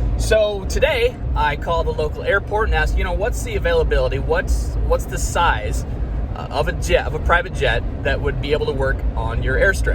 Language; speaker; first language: English; native; English